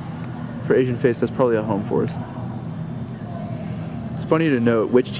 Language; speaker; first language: English; native; English